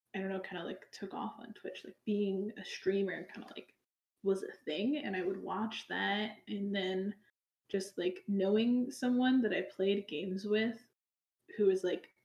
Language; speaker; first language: English; native; English